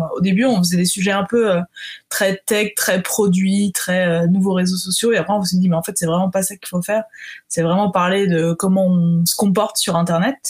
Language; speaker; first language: French; native; French